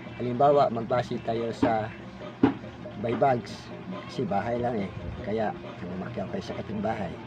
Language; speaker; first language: Filipino; non-native, local second language; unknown